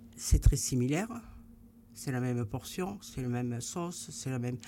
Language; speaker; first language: French; native; French